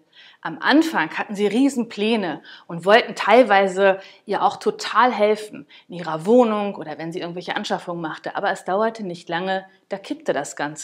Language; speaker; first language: German; native; German